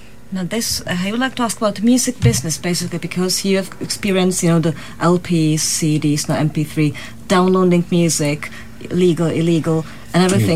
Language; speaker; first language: English; non-native, fluent; Czech